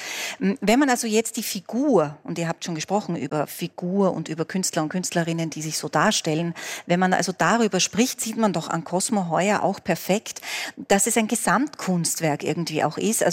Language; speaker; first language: German; native; German